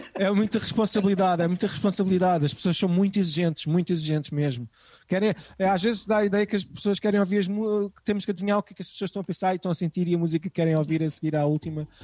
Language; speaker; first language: Portuguese; native; Portuguese